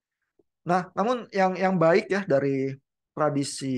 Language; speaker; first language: Indonesian; native; Indonesian